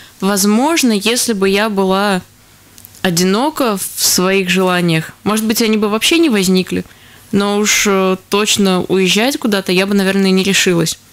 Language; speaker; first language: Russian; native; Russian